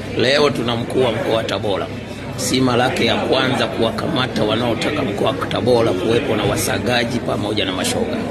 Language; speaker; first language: Swahili; native; Swahili